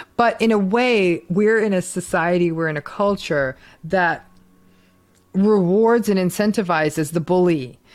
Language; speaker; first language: English; early bilingual, other home language; Hindi